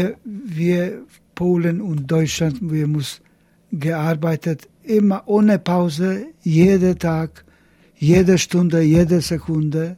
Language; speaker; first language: German; non-native, learner; Polish